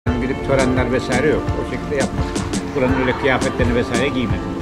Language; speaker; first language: Turkish; native; Turkish